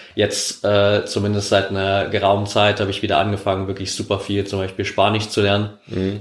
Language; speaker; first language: German; native; German